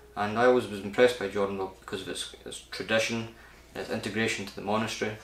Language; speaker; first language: English; native; English